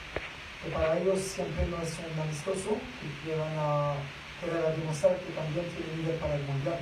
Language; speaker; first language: Spanish; non-native, fluent; French